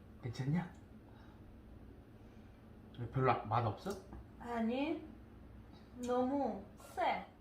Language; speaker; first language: Korean; non-native, learner; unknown